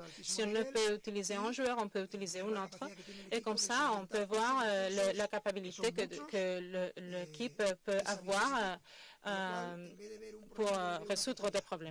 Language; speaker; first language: French; non-native, fluent; Spanish